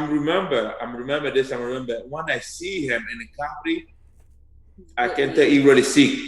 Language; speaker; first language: English; non-native, learner; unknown